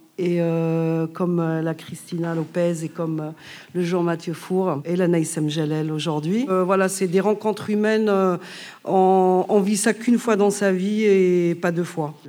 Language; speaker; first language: French; non-native, local second language; Arabic